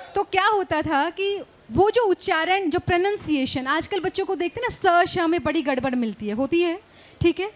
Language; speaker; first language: Hindi; native; Hindi